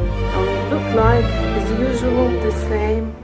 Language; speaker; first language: English; non-native, learner; Russian